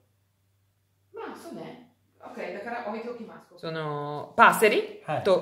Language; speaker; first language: Japanese; non-native, learner; Italian